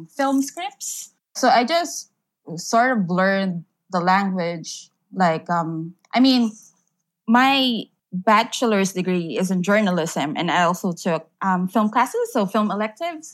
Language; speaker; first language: English; non-native, local second language; Filipino